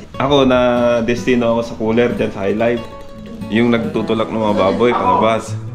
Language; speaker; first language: Filipino; non-native, local second language; Iloko